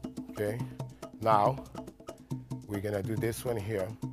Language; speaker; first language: English; non-native, fluent; Portuguese